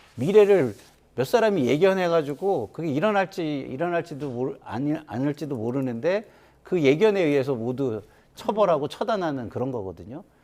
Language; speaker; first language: Korean; native; Korean